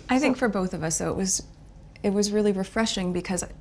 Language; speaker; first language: English; native; English